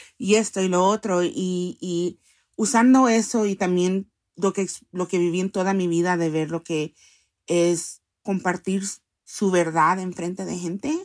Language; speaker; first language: Spanish; early bilingual, heritage; Spanish